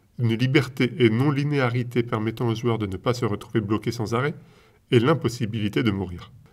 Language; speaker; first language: French; native; French